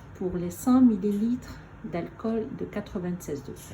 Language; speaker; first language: French; non-native, local second language; Arabic